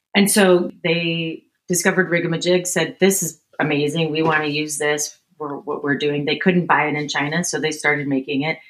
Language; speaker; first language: English; native; English